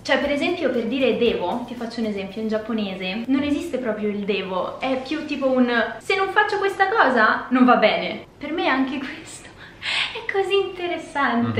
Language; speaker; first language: Italian; native; Italian